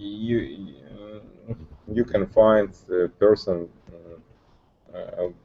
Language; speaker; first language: English; non-native, learner; Russian